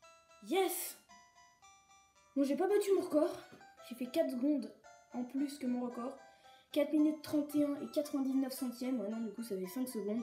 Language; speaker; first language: French; native; French